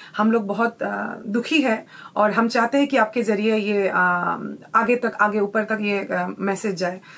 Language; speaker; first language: Hindi; non-native, local second language; Assamese